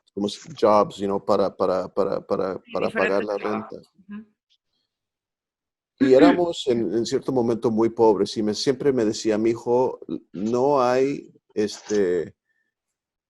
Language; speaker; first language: Spanish; early bilingual, heritage; Spanish